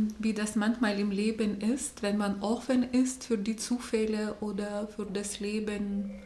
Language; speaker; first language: German; non-native, fluent; Lithuanian